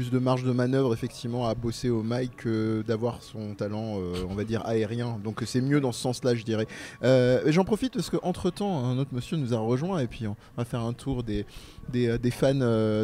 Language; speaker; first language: French; native; French